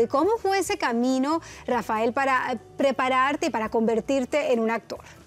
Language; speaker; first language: Spanish; native; Spanish